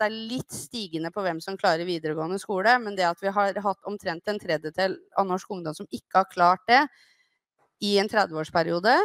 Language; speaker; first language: Norwegian; native; Norwegian